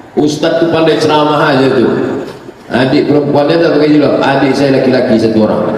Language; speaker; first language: Malay; native; Malay